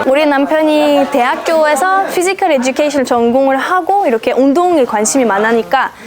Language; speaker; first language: Korean; non-native, fluent; German